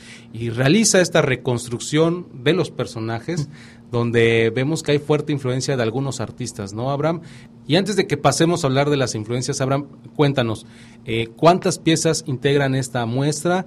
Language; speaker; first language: Spanish; native; Spanish